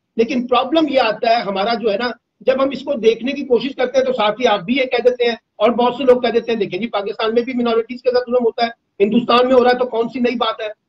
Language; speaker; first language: Urdu; native; Urdu